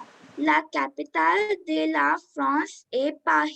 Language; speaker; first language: French; non-native, learner; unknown